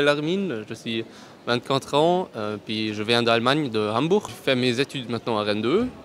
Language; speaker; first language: French; non-native, learner; German